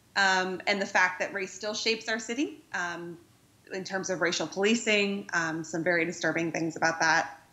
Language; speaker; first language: English; native; English